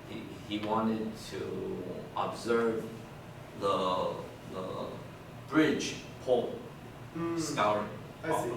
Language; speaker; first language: English; non-native, fluent; Chinese